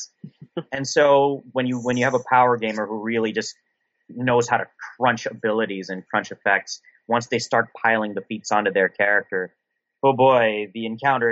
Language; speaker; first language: English; non-native, local second language; Filipino